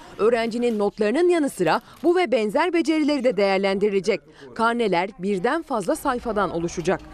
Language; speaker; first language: Turkish; native; Turkish